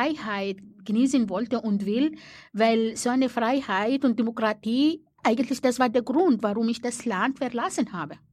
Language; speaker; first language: German; non-native, fluent; Arabic